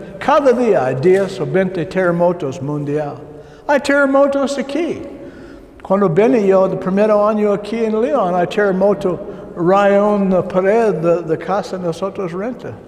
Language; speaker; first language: Spanish; non-native, learner; English